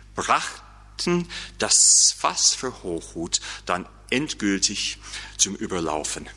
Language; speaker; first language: German; non-native, fluent; English